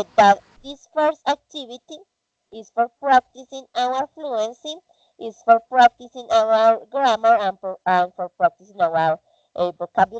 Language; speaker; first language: English; non-native, fluent; Spanish